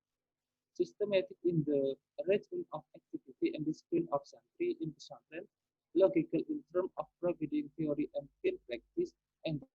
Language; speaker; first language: English; non-native, learner; Indonesian